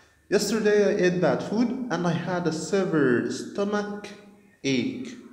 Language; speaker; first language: English; non-native, fluent; Arabic